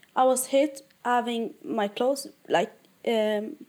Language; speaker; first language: English; non-native, fluent; Arabic